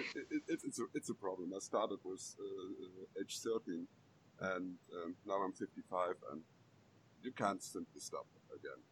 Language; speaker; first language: English; non-native, fluent; German